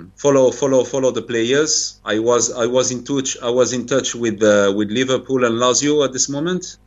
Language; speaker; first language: English; non-native, fluent; French